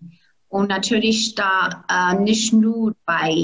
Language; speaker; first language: German; non-native, fluent; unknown